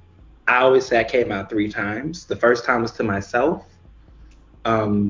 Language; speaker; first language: English; native; English